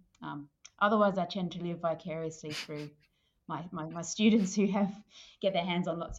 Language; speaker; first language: English; native; English